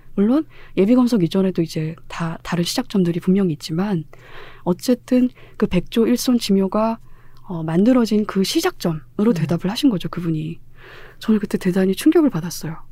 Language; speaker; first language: Korean; native; Korean